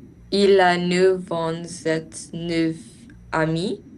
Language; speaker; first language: French; non-native, learner; English